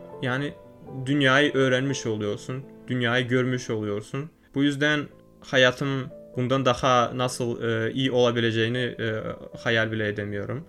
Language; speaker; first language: Turkish; non-native, fluent; Turkmen